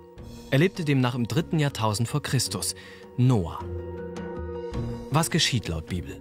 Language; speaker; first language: German; native; German